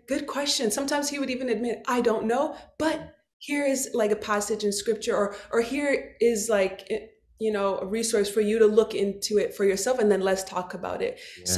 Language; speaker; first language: English; native; English